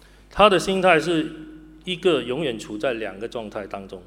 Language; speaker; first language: Chinese; native; Chinese